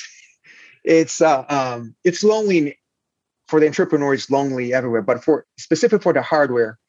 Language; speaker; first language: English; non-native, fluent; Portuguese